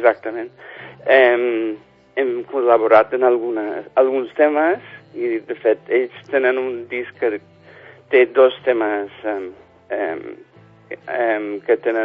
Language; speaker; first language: Catalan; non-native, fluent; English